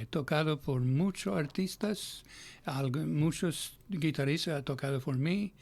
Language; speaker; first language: Spanish; non-native, fluent; English